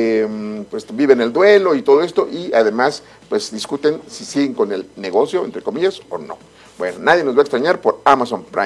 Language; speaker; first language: Spanish; native; Spanish